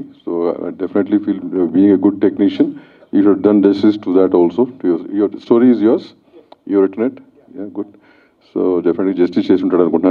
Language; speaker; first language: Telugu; native; Telugu